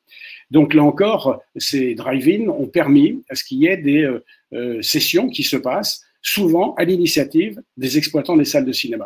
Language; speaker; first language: French; native; French